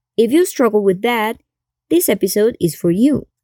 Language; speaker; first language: English; non-native, fluent; Spanish